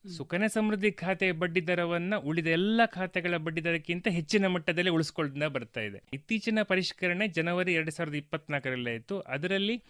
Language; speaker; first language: Kannada; native; Kannada